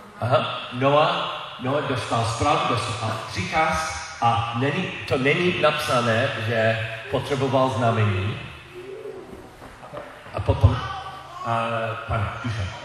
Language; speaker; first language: Czech; non-native, learner; English